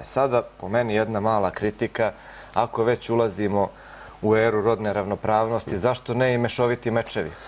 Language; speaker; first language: Croatian; native; Croatian